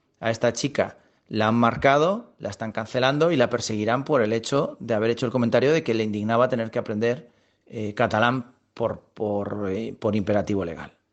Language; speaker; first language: Spanish; native; Spanish